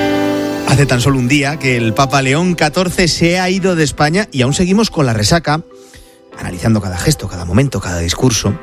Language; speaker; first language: Spanish; native; Spanish